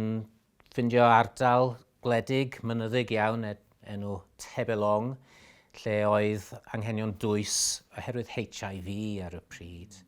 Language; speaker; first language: Welsh; native; Welsh